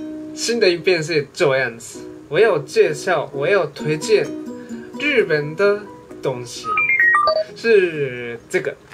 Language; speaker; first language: Chinese; non-native, fluent; Japanese